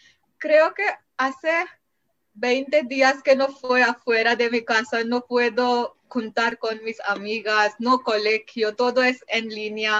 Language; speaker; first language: Spanish; non-native, learner; Marathi